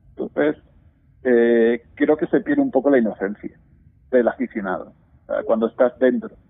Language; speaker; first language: Spanish; native; Spanish